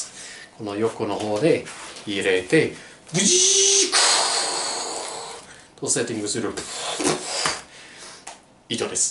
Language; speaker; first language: Japanese; non-native, learner; English